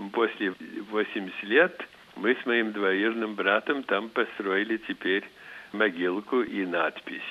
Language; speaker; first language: Russian; early bilingual, heritage; Russian